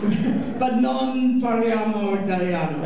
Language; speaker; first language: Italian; non-native, learner; English